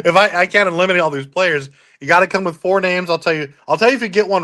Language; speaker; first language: English; native; English